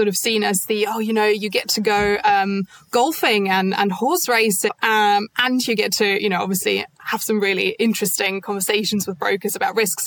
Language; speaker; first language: English; non-native, fluent; German